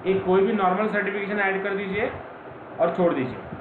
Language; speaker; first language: Hindi; non-native, local second language; Marathi